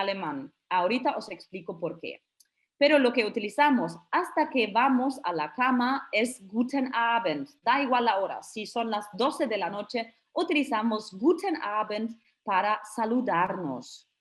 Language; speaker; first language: Spanish; non-native, fluent; German